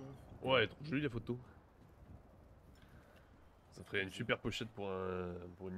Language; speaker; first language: French; native; French